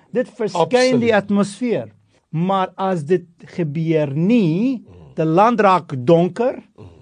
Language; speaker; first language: Afrikaans; non-native, fluent; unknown